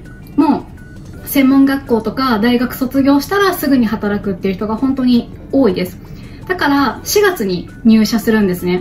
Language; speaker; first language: Japanese; native; Japanese